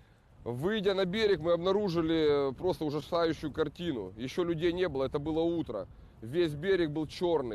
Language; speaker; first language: Russian; native; Russian